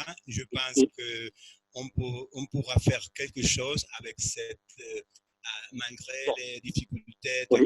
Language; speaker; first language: French; non-native, fluent; Spanish